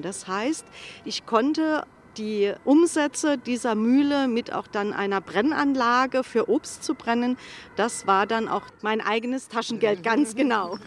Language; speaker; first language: German; native; German